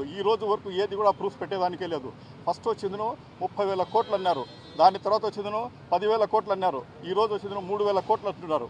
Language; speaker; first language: Telugu; native; Telugu